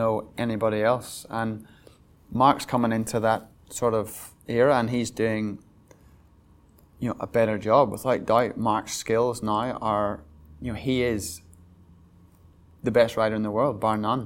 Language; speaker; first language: English; native; English